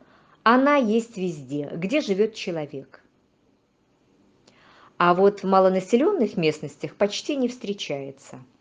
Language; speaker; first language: Russian; native; Russian